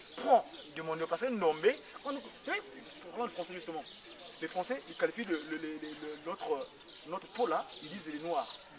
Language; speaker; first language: French; non-native, local second language; Kongo